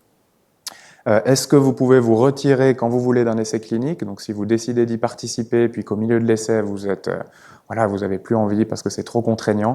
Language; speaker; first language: French; native; French